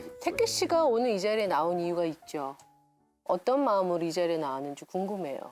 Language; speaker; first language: Korean; native; Korean